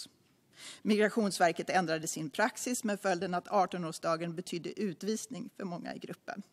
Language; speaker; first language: Swedish; native; Swedish